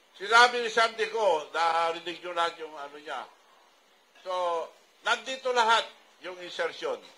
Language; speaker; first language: Filipino; non-native, local second language; Iloko